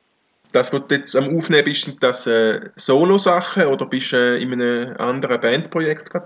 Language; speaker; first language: German; native; German